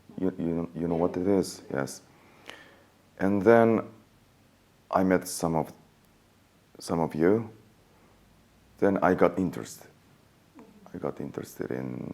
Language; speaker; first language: English; non-native, fluent; Japanese